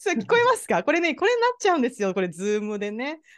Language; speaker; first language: Japanese; native; Japanese